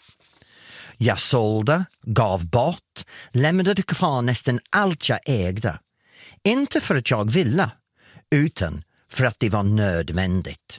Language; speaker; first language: Swedish; non-native, fluent; English